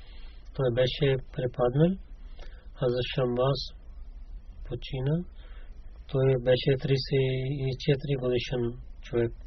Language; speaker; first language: Bulgarian; non-native, learner; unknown